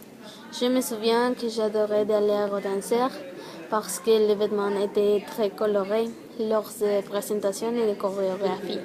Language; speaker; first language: French; non-native, learner; Spanish